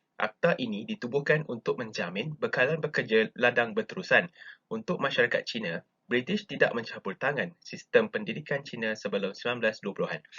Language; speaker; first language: Malay; native; Malay